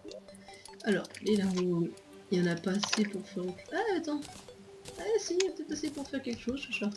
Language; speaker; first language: French; native; French